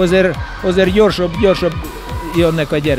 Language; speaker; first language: Hungarian; non-native, learner; Russian